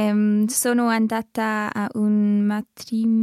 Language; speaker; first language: Italian; non-native, learner; English